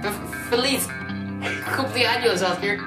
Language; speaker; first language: Spanish; non-native, learner; English